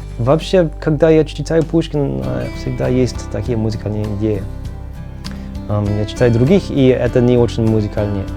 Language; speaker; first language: Russian; non-native, learner; English